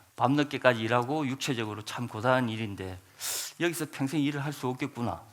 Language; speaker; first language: Korean; native; Korean